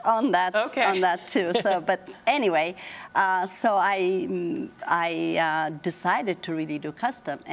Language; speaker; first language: English; non-native, fluent; Amharic